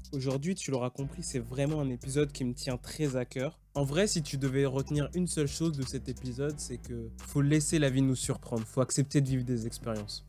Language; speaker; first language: French; native; French